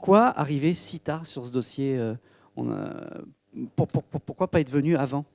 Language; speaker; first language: French; native; French